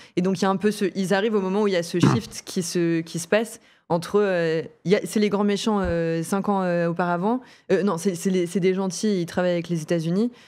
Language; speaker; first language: French; native; French